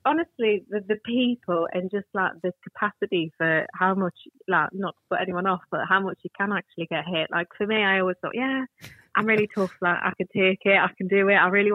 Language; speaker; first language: English; native; English